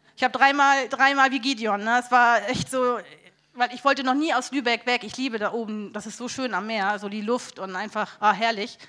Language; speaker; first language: German; native; German